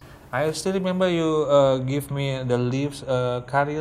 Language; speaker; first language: English; non-native, fluent; Indonesian